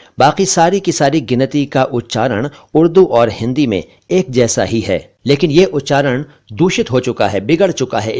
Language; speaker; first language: Hindi; native; Hindi